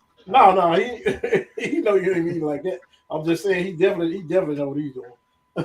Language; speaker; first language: English; native; English